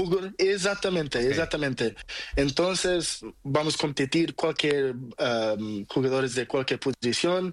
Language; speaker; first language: Spanish; non-native, learner; Portuguese